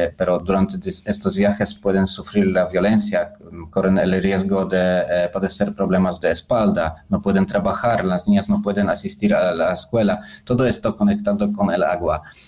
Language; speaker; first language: Spanish; non-native, fluent; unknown